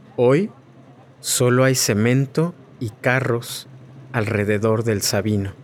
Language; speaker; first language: Spanish; native; Spanish